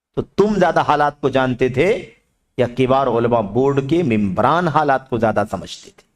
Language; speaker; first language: Urdu; native; Urdu